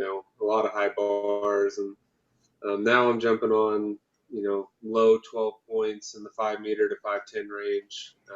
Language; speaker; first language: English; native; English